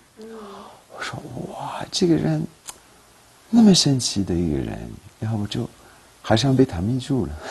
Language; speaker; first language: Chinese; non-native, fluent; French